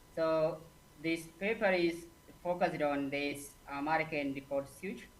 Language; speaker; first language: English; non-native, local second language; Amharic